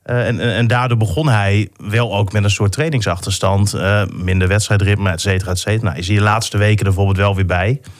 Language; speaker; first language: Dutch; native; Dutch